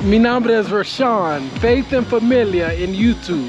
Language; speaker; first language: Spanish; non-native, learner; English